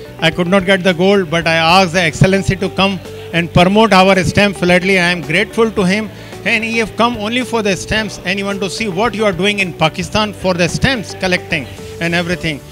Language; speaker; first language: English; non-native, fluent; Urdu